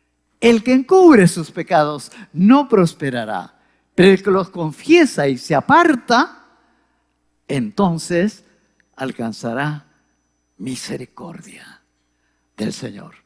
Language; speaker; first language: Spanish; native; Spanish